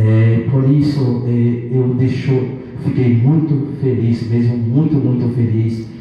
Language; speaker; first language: Portuguese; non-native, local second language; Haitian Creole